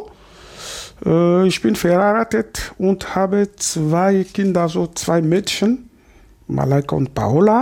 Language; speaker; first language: German; non-native, fluent; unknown